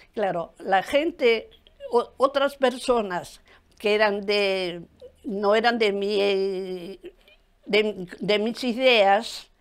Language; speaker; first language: Spanish; native; Spanish